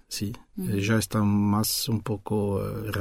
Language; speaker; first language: Spanish; non-native, fluent; French